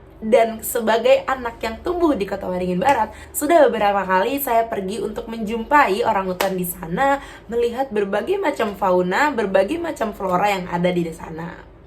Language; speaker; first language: Indonesian; native; Indonesian